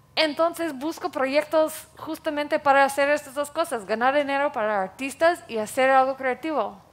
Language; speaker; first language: Spanish; non-native, fluent; English